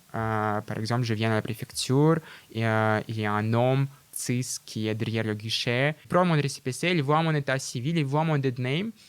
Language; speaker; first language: French; non-native, fluent; Russian